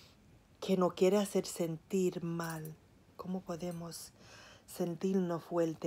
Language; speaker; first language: Spanish; early bilingual, heritage; Spanish